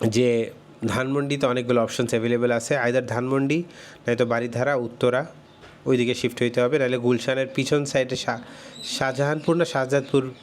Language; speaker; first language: Bangla; early bilingual, heritage; Bangla